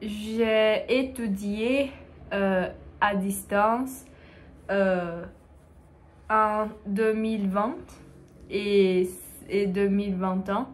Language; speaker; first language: French; non-native, learner; Portuguese